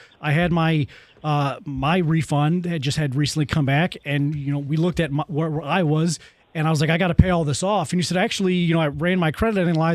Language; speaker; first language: English; native; English